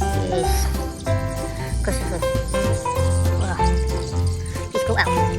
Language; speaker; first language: English; non-native, learner; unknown